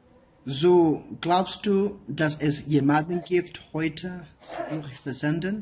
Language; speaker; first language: German; non-native, learner; Spanish